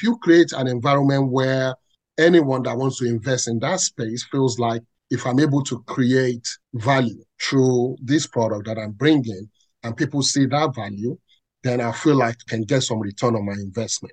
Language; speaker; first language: English; non-native, local second language; Yoruba